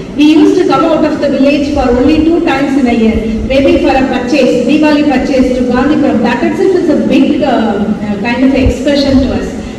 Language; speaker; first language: English; non-native, local second language; Tamil